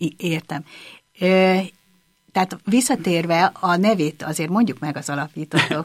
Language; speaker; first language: Hungarian; native; Hungarian